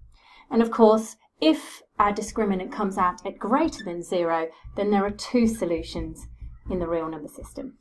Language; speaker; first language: English; native; English